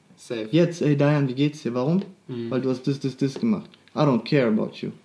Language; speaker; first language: German; native; German